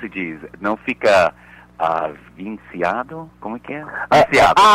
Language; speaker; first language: Portuguese; non-native, fluent; English